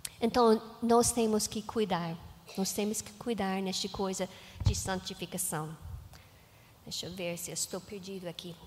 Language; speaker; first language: Portuguese; non-native, learner; English